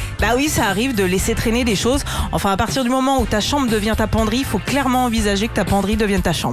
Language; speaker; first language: French; native; French